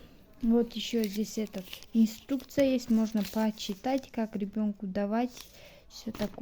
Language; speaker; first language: Russian; non-native, local second language; Kazakh